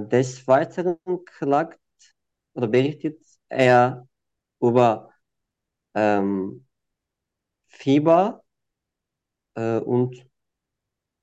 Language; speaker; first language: German; non-native, fluent; Turkish